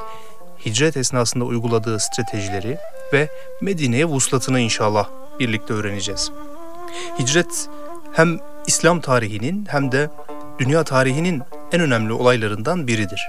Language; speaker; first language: Turkish; native; Turkish